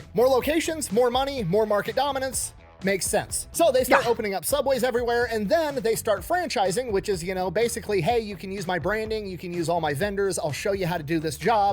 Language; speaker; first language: English; native; English